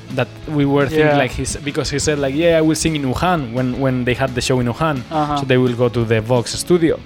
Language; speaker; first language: English; non-native, fluent; Basque